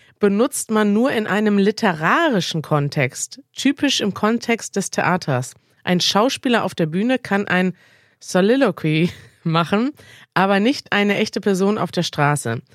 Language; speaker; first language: German; native; German